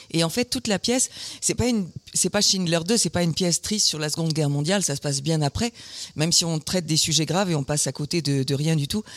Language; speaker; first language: French; early bilingual, other home language; German